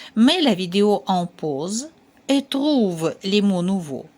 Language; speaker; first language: French; non-native, fluent; Ukrainian